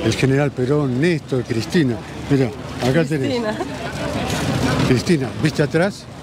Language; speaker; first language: Spanish; native; Spanish